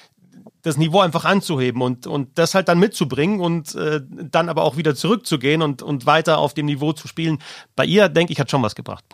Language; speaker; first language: German; native; German